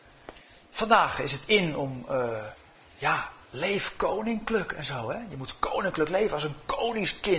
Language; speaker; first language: Dutch; native; Dutch